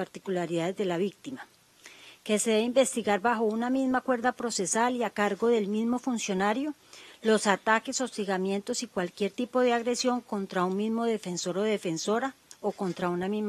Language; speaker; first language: Spanish; native; Spanish